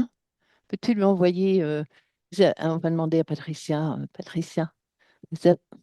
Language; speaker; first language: French; native; French